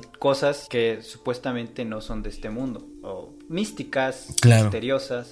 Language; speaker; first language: Spanish; native; Spanish